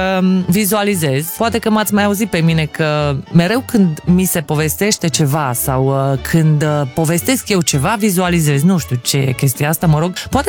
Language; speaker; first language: Romanian; native; Romanian